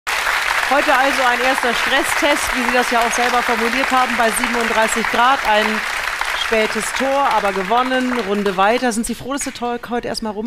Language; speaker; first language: German; native; German